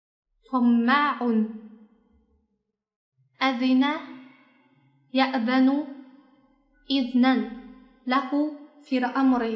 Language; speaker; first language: Arabic; non-native, fluent; Chinese